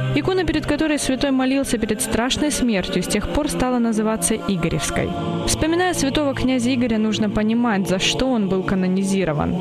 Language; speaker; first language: Russian; native; Russian